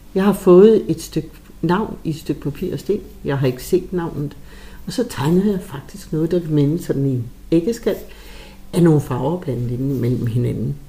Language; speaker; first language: Danish; native; Danish